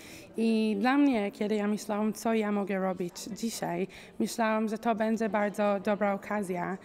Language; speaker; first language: Polish; non-native, learner; Hebrew